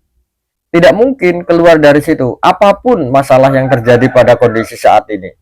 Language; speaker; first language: Indonesian; native; Indonesian